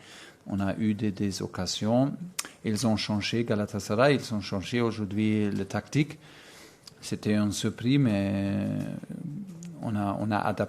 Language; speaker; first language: French; non-native, fluent; German